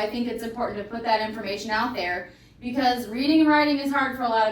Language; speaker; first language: English; native; English